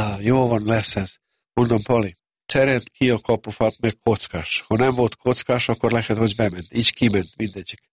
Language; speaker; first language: Hungarian; non-native, fluent; Serbian